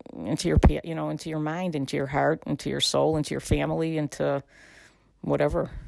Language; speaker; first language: English; native; English